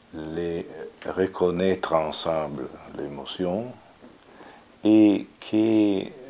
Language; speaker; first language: French; non-native, fluent; Italian